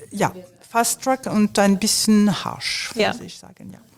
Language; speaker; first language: German; non-native, fluent; French